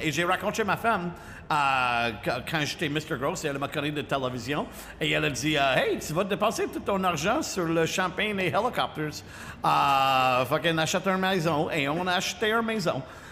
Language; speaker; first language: French; non-native, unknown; English